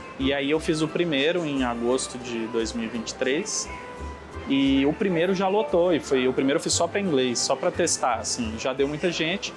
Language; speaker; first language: Portuguese; native; Portuguese